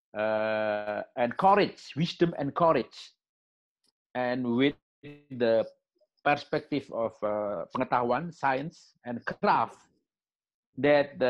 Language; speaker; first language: English; non-native, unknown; Indonesian